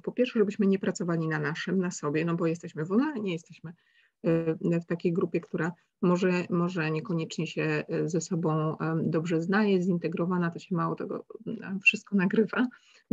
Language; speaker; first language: Polish; native; Polish